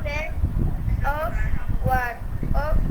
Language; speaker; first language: English; non-native, learner; Bangla